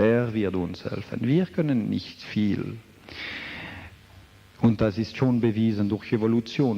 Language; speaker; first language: German; non-native, fluent; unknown